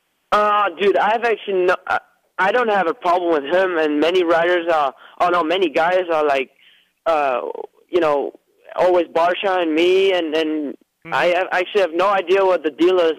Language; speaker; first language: English; non-native, fluent; German